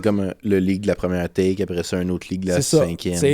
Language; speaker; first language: French; native; French